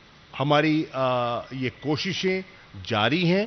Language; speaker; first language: Urdu; non-native, local second language; Saraiki